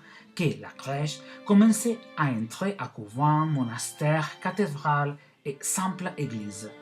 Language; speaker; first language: French; non-native, learner; Catalan